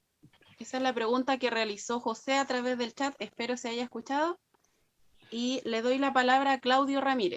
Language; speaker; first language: Spanish; native; Spanish